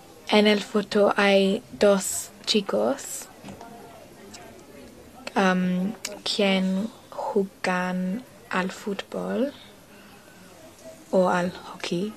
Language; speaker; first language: Spanish; non-native, learner; English